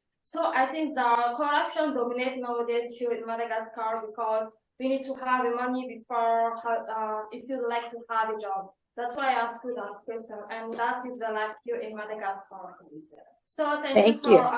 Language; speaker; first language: English; non-native, learner; Malagasy